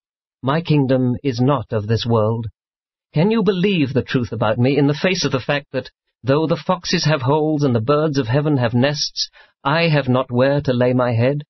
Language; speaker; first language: English; native; English